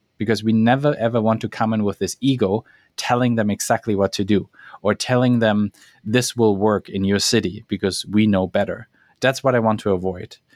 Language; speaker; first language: English; non-native, fluent; German